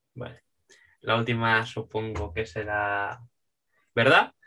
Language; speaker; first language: Spanish; native; Spanish